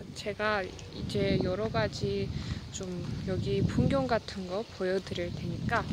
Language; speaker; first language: Korean; non-native, learner; Azerbaijani